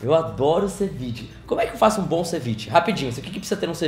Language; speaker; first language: Portuguese; native; Portuguese